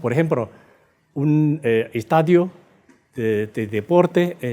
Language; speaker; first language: Spanish; non-native, fluent; Chinese